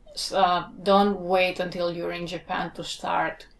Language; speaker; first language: English; non-native, fluent; Spanish